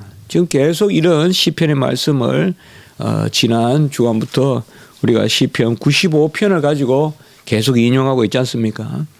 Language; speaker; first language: Korean; native; Korean